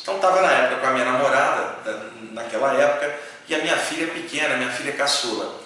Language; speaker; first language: Portuguese; native; Portuguese